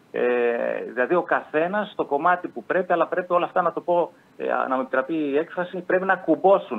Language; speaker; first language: Greek; native; Greek